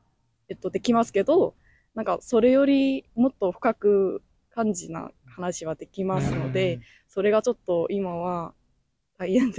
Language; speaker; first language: Japanese; non-native, fluent; Korean